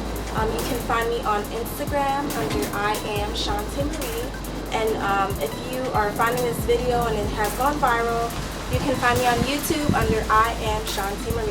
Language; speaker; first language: English; native; English